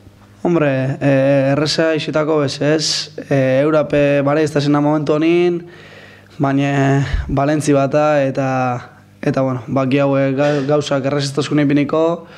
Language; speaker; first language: Basque; native; Basque